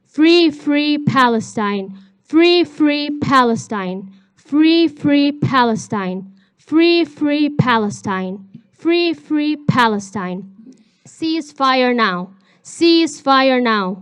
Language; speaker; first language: English; early bilingual, other home language; Arabic